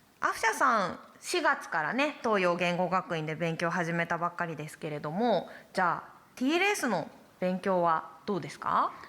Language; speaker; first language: Japanese; native; Japanese